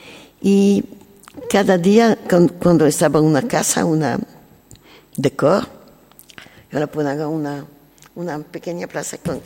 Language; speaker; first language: Spanish; non-native, learner; French